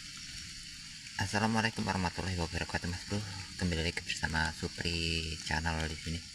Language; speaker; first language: Indonesian; native; Indonesian